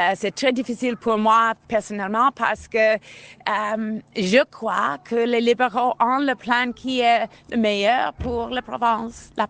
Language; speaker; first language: French; non-native, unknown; English